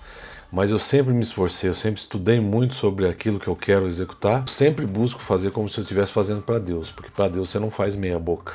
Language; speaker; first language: Portuguese; native; Portuguese